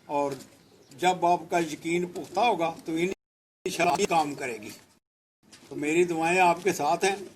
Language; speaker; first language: Urdu; non-native, local second language; Punjabi